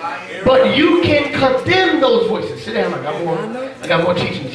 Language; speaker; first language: English; native; English